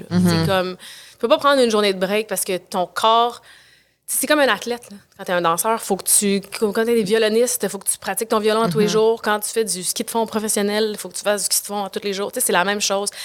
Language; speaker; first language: French; native; French